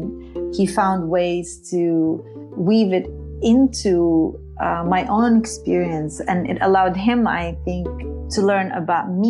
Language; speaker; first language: English; non-native, fluent; Arabic